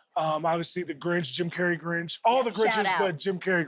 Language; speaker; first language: English; native; English